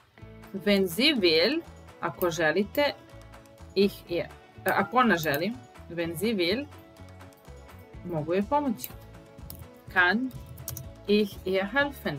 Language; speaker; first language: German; non-native, fluent; Serbian